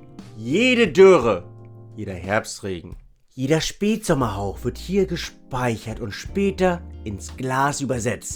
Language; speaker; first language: German; native; German